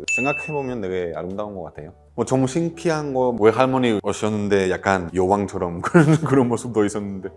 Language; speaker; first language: Korean; non-native, fluent; Spanish